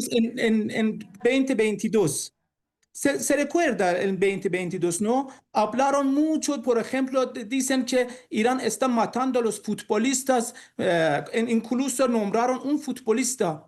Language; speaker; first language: Spanish; non-native, learner; Persian